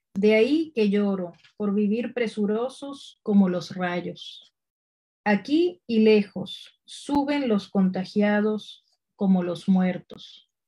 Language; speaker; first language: Spanish; native; Spanish